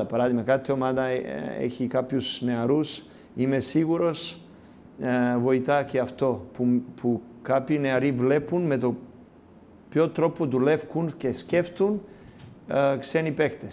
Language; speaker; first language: Greek; non-native, learner; Serbian